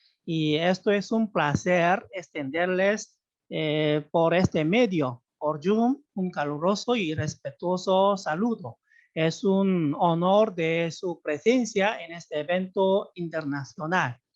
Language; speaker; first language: Spanish; non-native, fluent; Korean